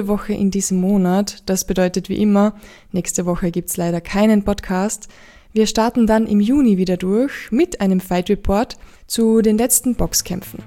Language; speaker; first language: German; native; German